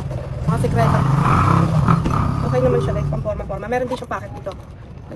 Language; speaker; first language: Filipino; native; Filipino